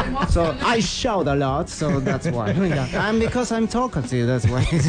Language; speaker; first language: English; non-native, fluent; Spanish